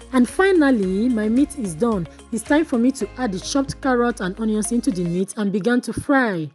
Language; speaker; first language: English; non-native, local second language; Igbo